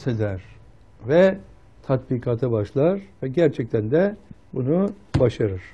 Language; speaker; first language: Turkish; native; Turkish